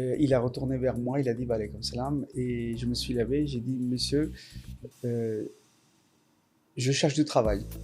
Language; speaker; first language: French; non-native, fluent; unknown